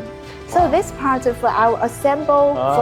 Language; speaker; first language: English; non-native, learner; Chinese